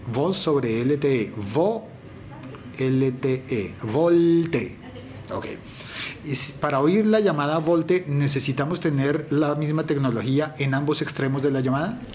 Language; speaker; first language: Spanish; native; Spanish